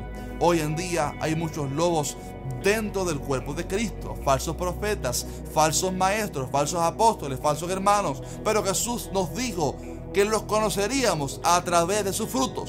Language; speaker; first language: Spanish; native; Spanish